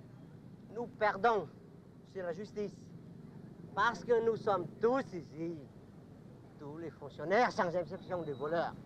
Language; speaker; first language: French; non-native, local second language; Vietnamese